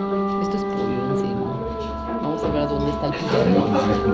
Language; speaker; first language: Spanish; non-native, fluent; German